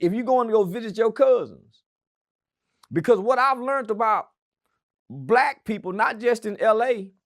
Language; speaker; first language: English; native; English